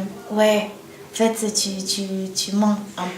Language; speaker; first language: French; non-native, learner; Bulgarian